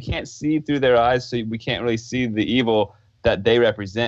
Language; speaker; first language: English; native; English